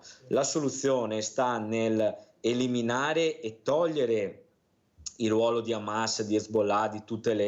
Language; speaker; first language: Italian; native; Italian